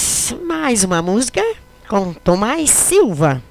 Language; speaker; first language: Portuguese; native; Portuguese